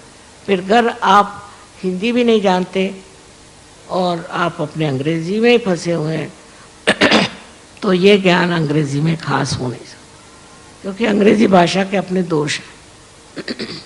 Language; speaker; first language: Hindi; non-native, local second language; Marathi